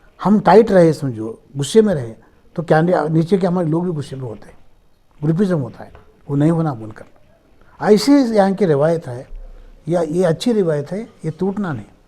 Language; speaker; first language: Hindi; non-native, local second language; Marathi